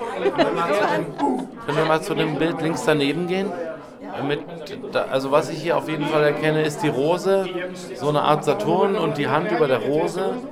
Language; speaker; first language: German; native; German